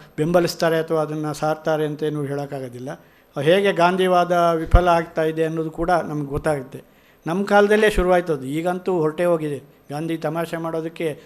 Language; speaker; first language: Kannada; native; Kannada